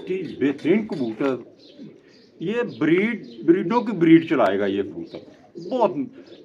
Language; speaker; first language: Hindi; non-native, local second language; Punjabi